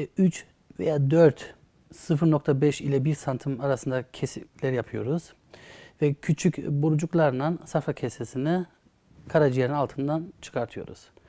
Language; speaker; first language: Turkish; early bilingual, heritage; Turkish